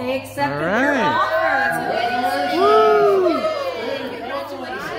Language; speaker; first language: English; native; English